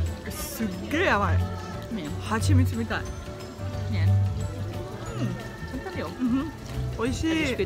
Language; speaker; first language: Japanese; non-native, fluent; Hungarian